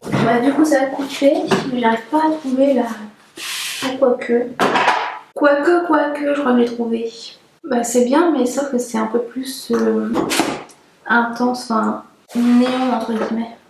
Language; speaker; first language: French; native; French